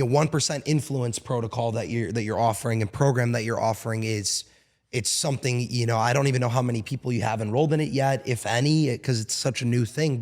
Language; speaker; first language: English; native; English